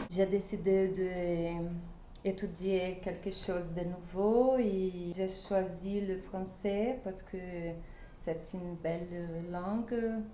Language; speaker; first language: French; non-native, fluent; Portuguese